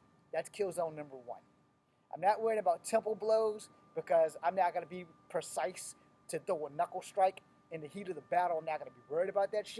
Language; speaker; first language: English; native; English